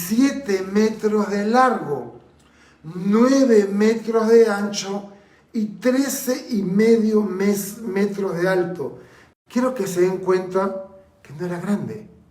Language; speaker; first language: Spanish; native; Spanish